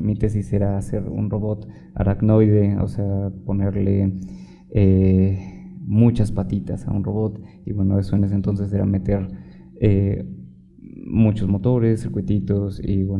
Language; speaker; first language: Spanish; native; Spanish